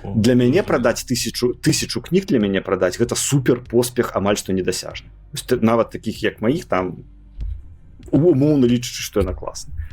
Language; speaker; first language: Belarusian; non-native, local second language; Russian